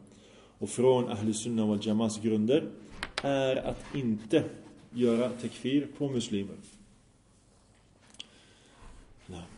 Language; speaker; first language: Swedish; early bilingual, other home language; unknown